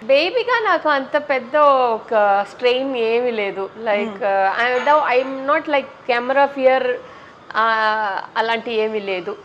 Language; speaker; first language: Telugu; non-native, learner; Tamil